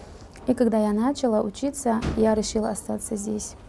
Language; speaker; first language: Russian; non-native, fluent; Uzbek